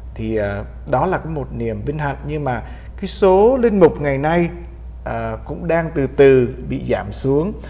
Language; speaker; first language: Vietnamese; early bilingual, heritage; Vietnamese